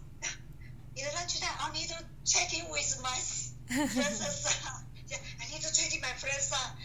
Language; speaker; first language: English; non-native, learner; Chinese